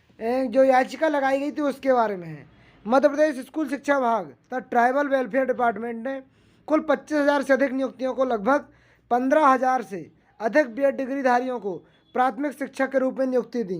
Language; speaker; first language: Hindi; native; Hindi